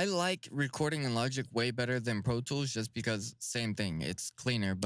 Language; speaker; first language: English; native; English